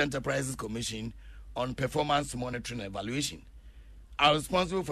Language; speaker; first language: English; non-native, local second language; Akan